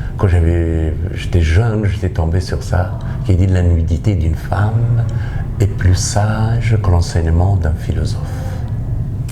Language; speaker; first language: French; non-native, fluent; Persian